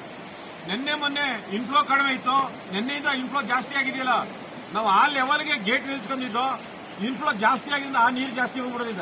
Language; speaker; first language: Kannada; native; Kannada